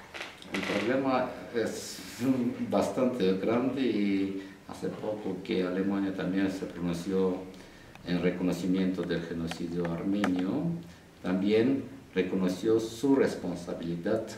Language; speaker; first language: Spanish; non-native, fluent; Armenian